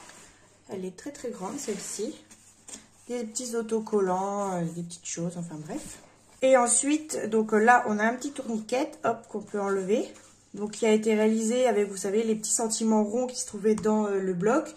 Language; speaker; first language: French; native; French